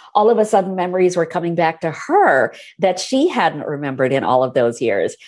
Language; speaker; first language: English; early bilingual, other home language; Hindi